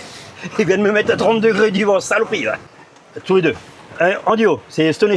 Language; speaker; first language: French; native; French